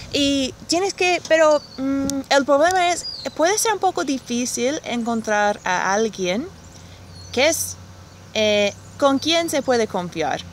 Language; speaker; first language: Spanish; non-native, fluent; English